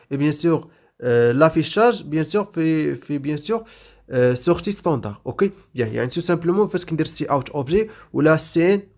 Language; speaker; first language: French; non-native, local second language; Arabic